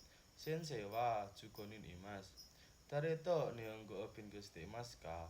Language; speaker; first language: Japanese; non-native, learner; Indonesian